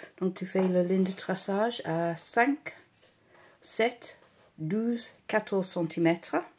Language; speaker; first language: French; non-native, fluent; English